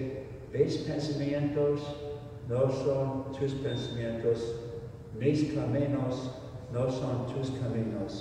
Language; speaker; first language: Spanish; non-native, fluent; English